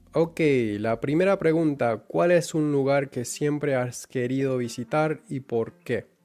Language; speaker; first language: Spanish; non-native, fluent; English